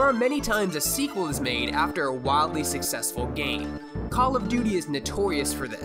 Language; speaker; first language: English; native; English